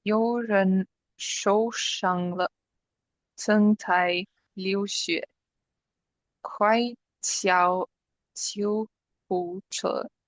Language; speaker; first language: Chinese; non-native, learner; English